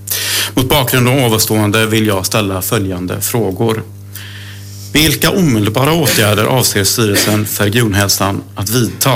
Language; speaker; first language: Swedish; native; Swedish